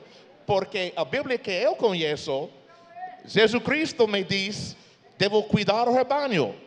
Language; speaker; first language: Portuguese; non-native, fluent; English